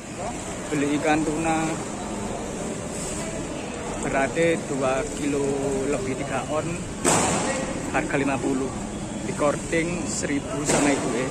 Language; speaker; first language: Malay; non-native, local second language; Javanese